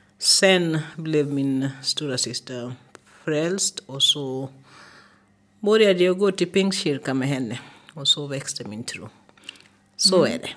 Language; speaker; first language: Swedish; non-native, fluent; Swahili